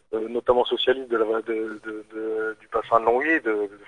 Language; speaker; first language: French; native; French